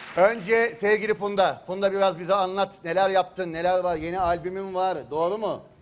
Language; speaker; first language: Turkish; native; Turkish